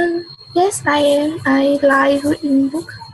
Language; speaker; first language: English; non-native, learner; Vietnamese